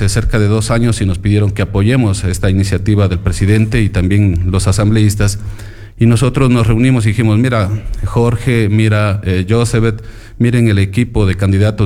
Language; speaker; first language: Spanish; native; Spanish